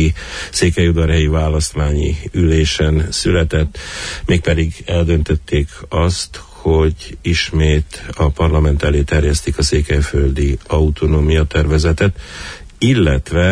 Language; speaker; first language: Hungarian; native; Hungarian